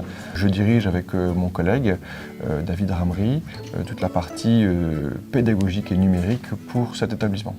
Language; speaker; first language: French; native; French